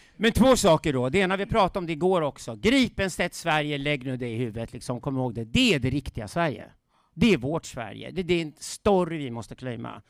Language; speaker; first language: Swedish; native; Swedish